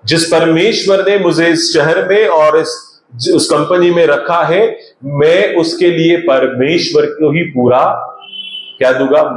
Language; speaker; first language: Hindi; non-native, local second language; Marathi